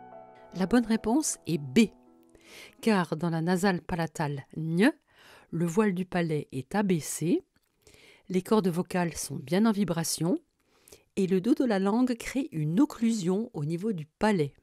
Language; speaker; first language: French; native; French